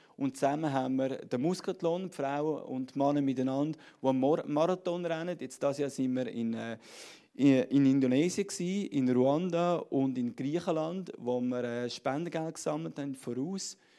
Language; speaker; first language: German; native; German